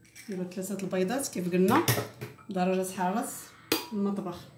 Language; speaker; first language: Arabic; native; Arabic